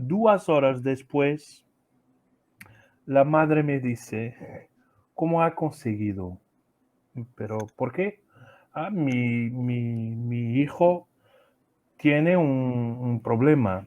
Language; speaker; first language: Spanish; non-native, learner; Portuguese